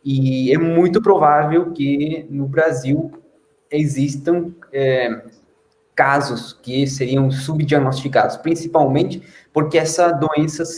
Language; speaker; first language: Portuguese; non-native, fluent; Spanish